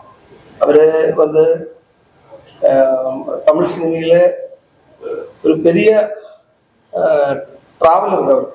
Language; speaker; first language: Tamil; non-native, local second language; Malayalam